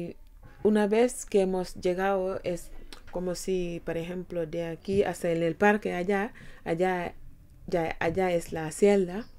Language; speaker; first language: Spanish; non-native, fluent; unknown